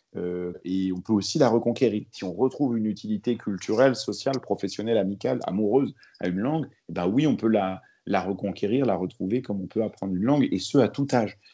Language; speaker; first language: French; early bilingual, other home language; Arabic